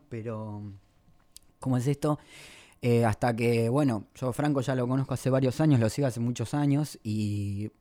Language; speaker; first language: Spanish; native; Spanish